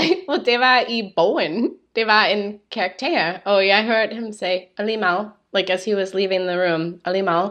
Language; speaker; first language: Danish; non-native, learner; English